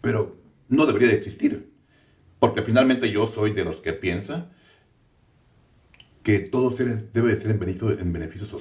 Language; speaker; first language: Spanish; native; Spanish